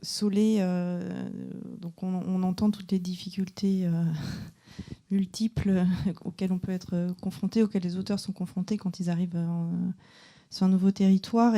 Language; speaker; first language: French; native; French